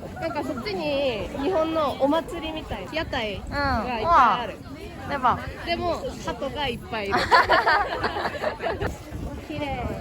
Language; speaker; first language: Japanese; non-native, learner; Korean